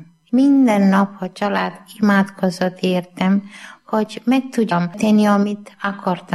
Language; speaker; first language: Hungarian; non-native, learner; Malayalam